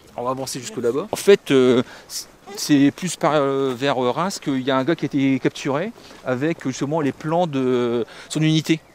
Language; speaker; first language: French; native; French